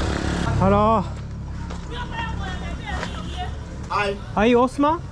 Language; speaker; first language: English; non-native, learner; Japanese